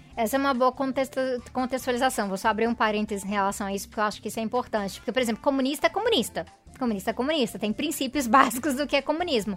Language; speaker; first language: Portuguese; native; Portuguese